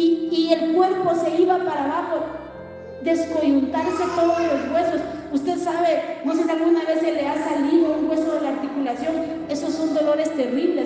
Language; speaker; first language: Spanish; native; Spanish